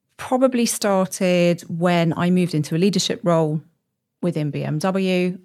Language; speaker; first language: English; native; English